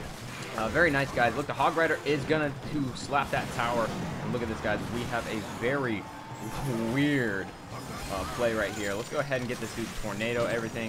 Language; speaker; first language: English; native; English